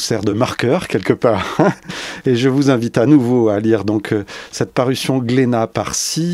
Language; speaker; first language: French; native; French